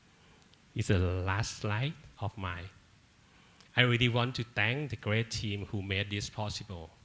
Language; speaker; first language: English; non-native, learner; Thai